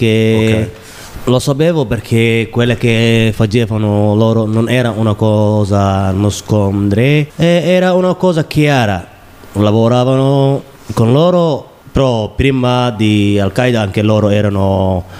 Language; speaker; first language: Italian; non-native, learner; Somali